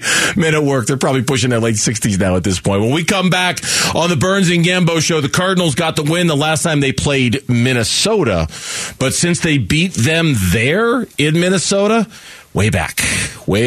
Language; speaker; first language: English; native; English